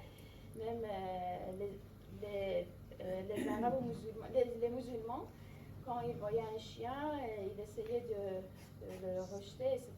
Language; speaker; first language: French; non-native, fluent; Persian